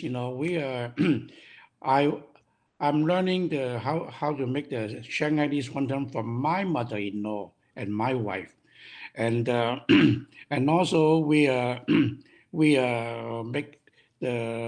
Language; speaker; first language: English; non-native, local second language; Cantonese